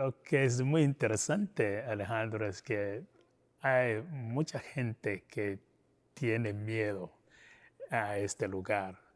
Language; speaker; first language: Spanish; non-native, fluent; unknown